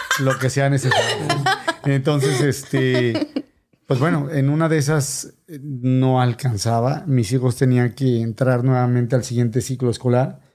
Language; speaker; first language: Spanish; native; Spanish